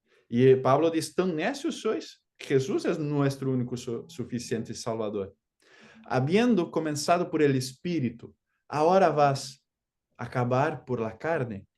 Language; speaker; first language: Spanish; non-native, fluent; Portuguese